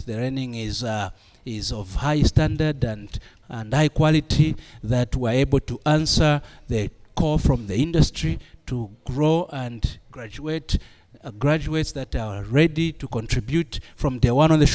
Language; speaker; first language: English; non-native, local second language; Bemba